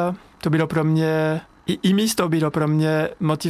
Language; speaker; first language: Czech; non-native, learner; French